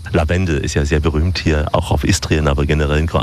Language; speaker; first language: German; native; German